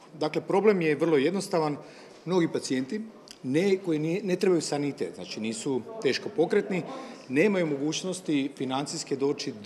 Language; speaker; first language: Croatian; native; Croatian